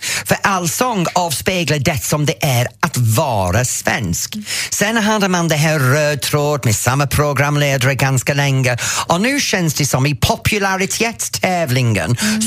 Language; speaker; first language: Swedish; non-native, fluent; English